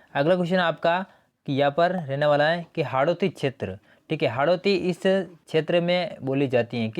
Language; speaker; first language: Hindi; native; Hindi